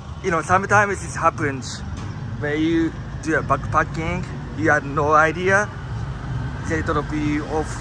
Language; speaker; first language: English; non-native, fluent; Japanese